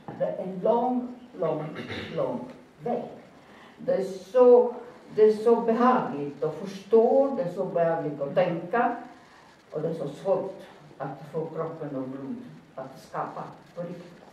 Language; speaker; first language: Swedish; non-native, fluent; Italian